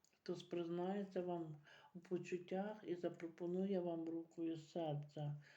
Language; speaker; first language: Ukrainian; native; Ukrainian